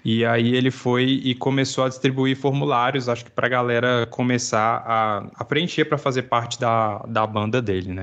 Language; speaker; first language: Portuguese; native; Portuguese